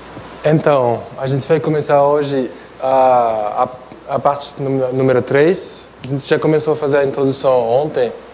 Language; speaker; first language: Portuguese; non-native, fluent; French